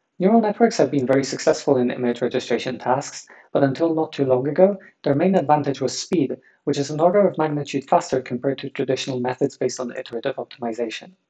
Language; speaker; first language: English; non-native, fluent; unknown